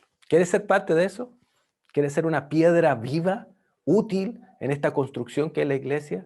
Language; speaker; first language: Spanish; native; Spanish